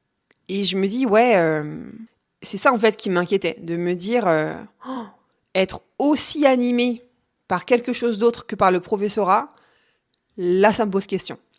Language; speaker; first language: French; native; French